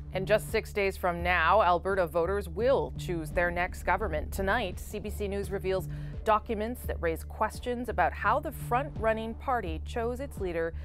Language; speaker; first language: English; native; English